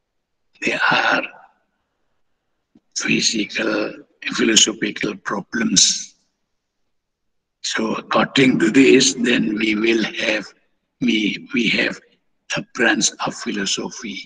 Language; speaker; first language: English; non-native, fluent; Indonesian